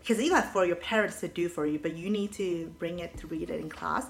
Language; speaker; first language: English; early bilingual, other home language; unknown